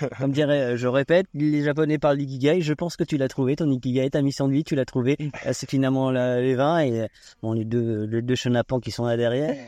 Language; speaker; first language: French; native; French